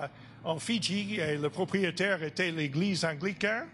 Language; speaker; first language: French; non-native, fluent; English